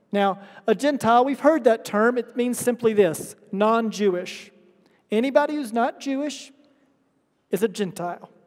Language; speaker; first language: English; native; English